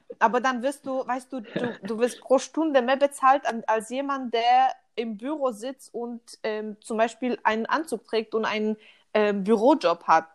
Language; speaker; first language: German; non-native, fluent; Polish